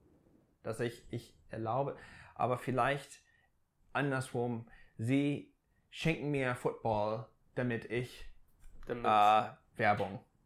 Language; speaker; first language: German; non-native, fluent; English